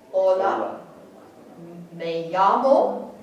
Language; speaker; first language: Spanish; non-native, fluent; English